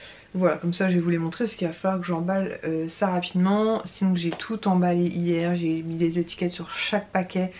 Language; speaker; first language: French; native; French